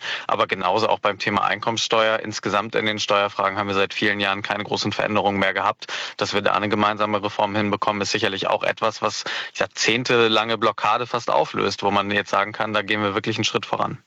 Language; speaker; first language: German; native; German